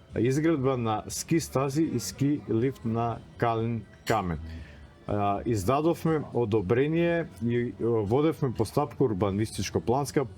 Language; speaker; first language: Macedonian; native; Macedonian